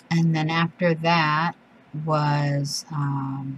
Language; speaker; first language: English; native; English